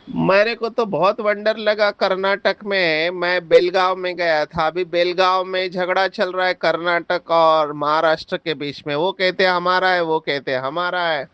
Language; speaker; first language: Hindi; non-native, local second language; Marathi